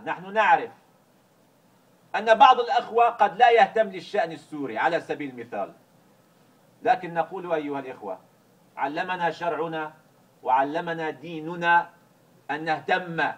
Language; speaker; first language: Arabic; native; Arabic